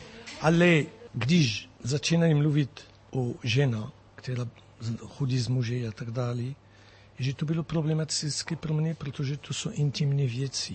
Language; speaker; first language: Czech; non-native, learner; French